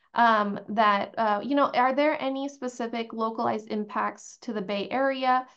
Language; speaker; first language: English; early bilingual, other home language; Spanish